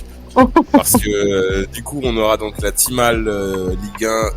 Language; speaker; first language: French; native; French